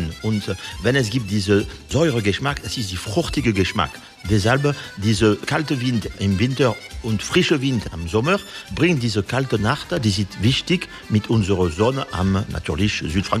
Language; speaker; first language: German; non-native, fluent; French